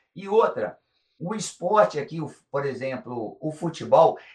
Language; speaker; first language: Portuguese; native; Portuguese